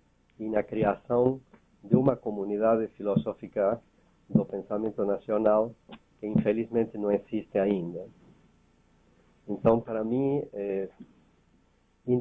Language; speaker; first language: Portuguese; non-native, fluent; Spanish